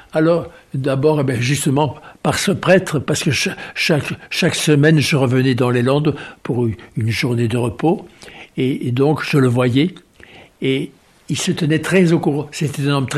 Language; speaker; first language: French; native; French